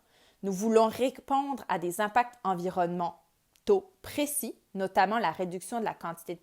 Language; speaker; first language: French; native; French